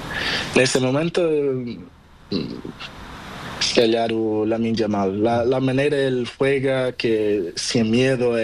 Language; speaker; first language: Spanish; non-native, learner; Portuguese